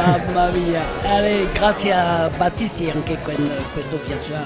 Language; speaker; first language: Italian; non-native, learner; French